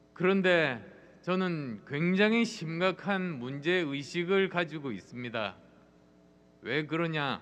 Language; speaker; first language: Korean; native; Korean